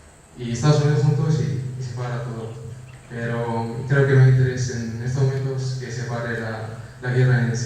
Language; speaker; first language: Spanish; non-native, fluent; Kurdish